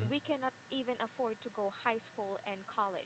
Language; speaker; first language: English; non-native, fluent; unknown